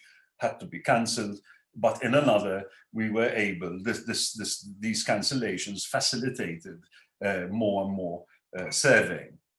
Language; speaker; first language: English; non-native, local second language; Maltese